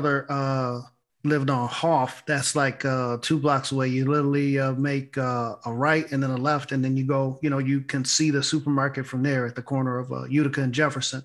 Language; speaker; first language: English; native; English